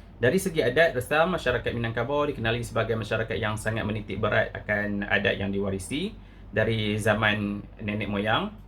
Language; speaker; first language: Malay; native; Malay